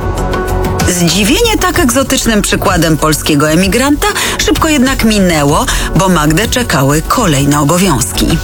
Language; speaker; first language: Polish; native; Polish